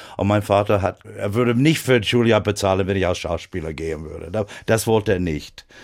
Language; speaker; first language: German; non-native, fluent; English